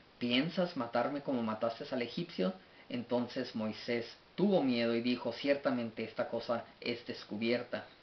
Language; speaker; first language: Spanish; early bilingual, heritage; Spanish